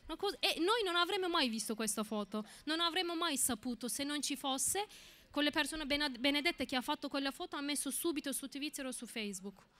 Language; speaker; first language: Italian; non-native, fluent; Turkish